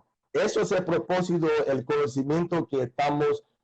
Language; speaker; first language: Spanish; non-native, fluent; English